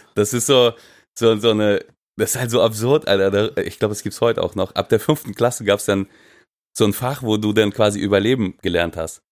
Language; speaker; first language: German; non-native, fluent; Russian